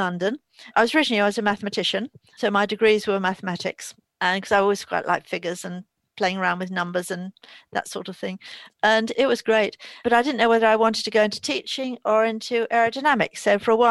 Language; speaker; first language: English; native; English